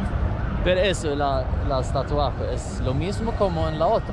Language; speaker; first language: Spanish; non-native, learner; Swedish